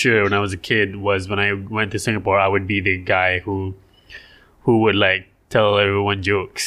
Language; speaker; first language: English; non-native, local second language; Malay